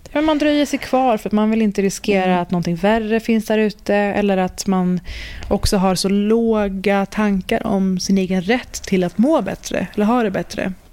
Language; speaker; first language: Swedish; early bilingual, other home language; Persian